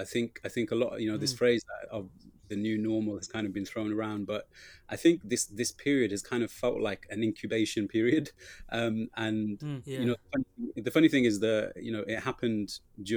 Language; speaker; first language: English; native; English